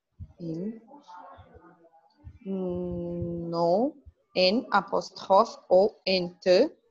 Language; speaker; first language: French; non-native, learner; Portuguese